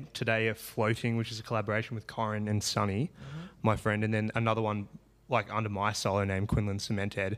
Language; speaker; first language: English; native; English